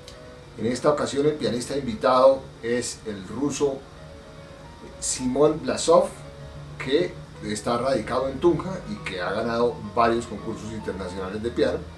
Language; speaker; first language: Spanish; native; Spanish